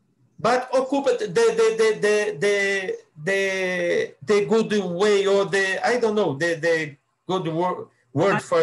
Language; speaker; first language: English; non-native, learner; Portuguese